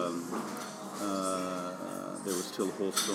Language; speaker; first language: English; native; English